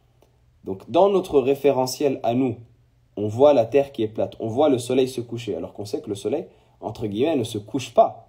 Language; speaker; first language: French; native; French